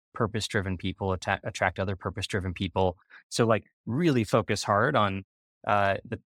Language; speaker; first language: English; native; English